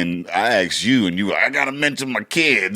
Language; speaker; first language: English; native; English